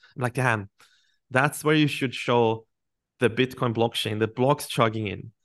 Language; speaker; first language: English; non-native, fluent; Swedish